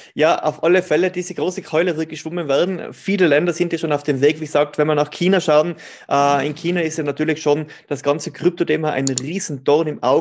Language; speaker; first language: German; native; German